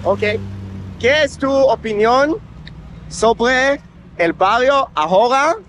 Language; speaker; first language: Spanish; non-native, learner; English